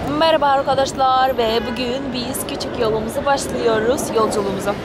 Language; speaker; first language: Turkish; non-native, learner; Russian